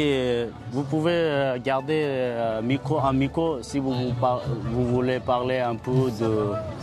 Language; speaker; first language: French; non-native, learner; Tibetan